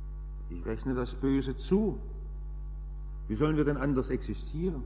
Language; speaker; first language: German; native; German